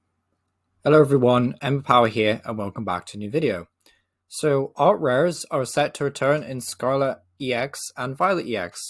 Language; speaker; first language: English; native; English